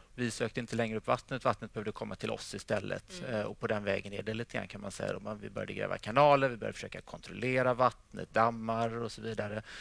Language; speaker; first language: Swedish; native; Swedish